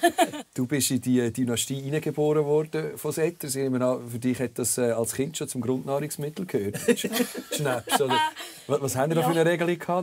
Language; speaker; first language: German; native; German